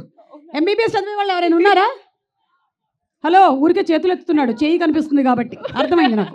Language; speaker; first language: Telugu; native; Telugu